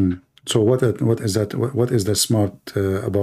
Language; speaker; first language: English; non-native, fluent; Arabic